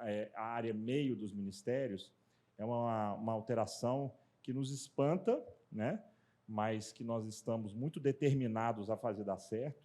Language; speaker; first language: Portuguese; native; Portuguese